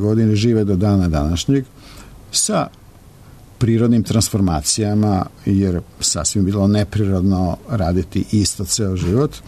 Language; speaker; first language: Serbian; native; Serbian